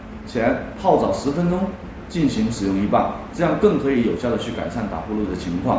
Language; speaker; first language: Chinese; native; Chinese